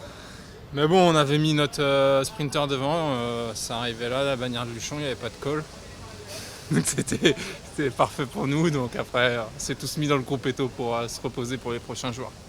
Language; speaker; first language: French; native; French